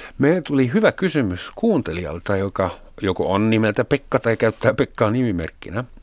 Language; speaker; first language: Finnish; non-native, fluent; German